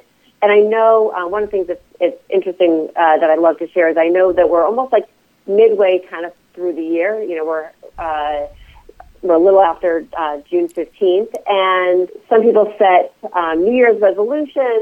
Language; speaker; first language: English; native; English